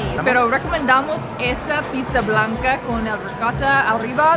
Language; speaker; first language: Spanish; non-native, learner; English